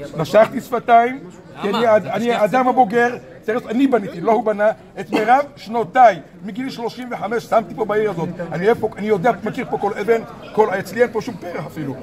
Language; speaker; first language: Hebrew; native; Hebrew